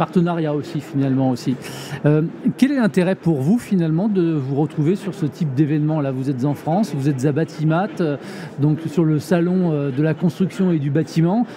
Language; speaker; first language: French; native; French